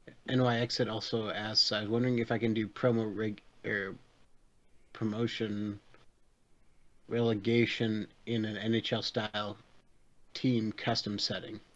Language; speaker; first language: English; native; English